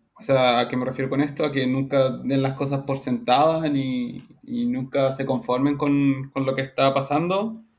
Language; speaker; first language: Spanish; native; Spanish